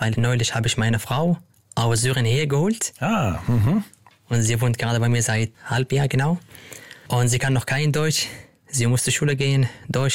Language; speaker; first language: German; non-native, learner; Arabic